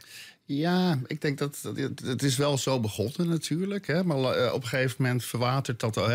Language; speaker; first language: Dutch; native; Dutch